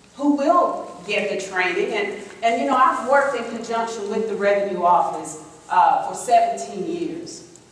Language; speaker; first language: English; native; English